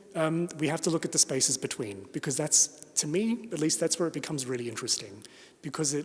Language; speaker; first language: English; native; English